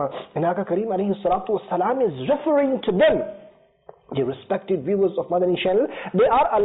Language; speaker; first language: English; non-native, local second language; Urdu